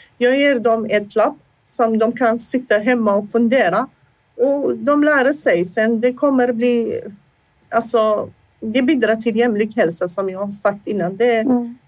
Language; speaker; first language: Swedish; non-native, fluent; Assyrian Neo-Aramaic